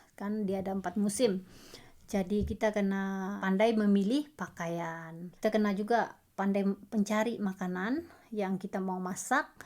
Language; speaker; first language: Malay; native; Malay